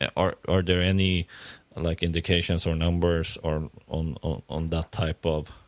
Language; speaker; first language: English; non-native, fluent; Swedish